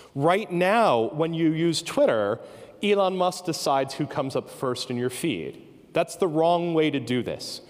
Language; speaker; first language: English; native; English